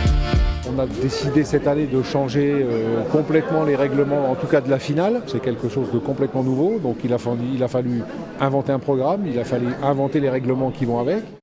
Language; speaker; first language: French; native; French